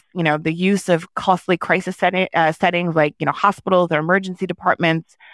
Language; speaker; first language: English; early bilingual, other home language; Haitian Creole